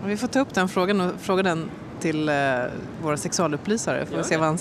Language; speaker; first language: Swedish; native; Swedish